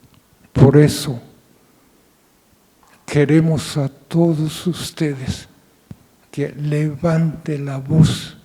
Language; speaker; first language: Spanish; non-native, fluent; Japanese